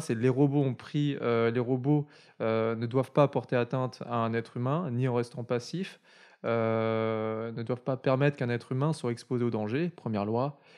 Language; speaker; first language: French; native; French